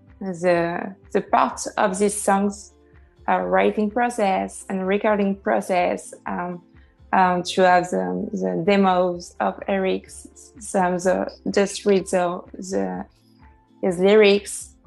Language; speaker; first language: English; non-native, fluent; French